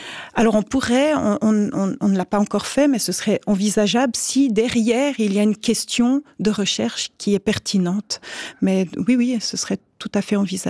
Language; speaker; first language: French; native; French